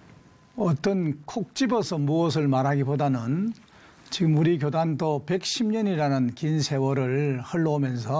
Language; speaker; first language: Korean; native; Korean